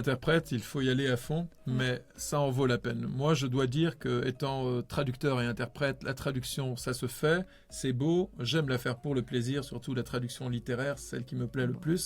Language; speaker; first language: French; native; French